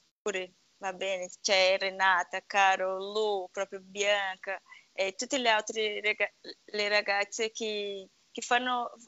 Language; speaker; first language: Italian; non-native, learner; Portuguese